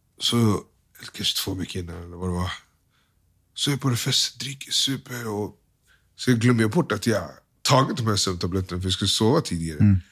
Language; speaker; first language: Swedish; early bilingual, other home language; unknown